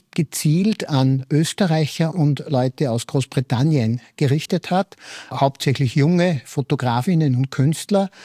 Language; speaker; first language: German; native; German